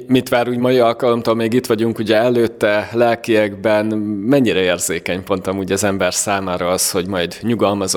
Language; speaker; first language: Hungarian; native; Hungarian